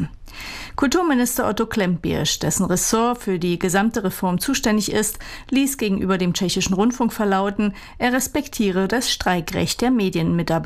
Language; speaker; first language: German; native; German